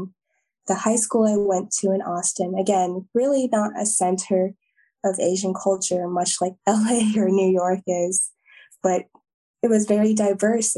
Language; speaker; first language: English; native; English